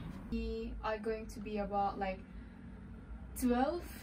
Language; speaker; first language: English; non-native, fluent; Turkish